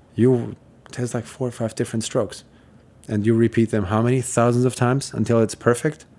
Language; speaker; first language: English; non-native, fluent; German